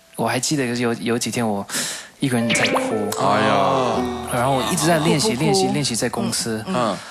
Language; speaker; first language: Chinese; early bilingual, heritage; Chinese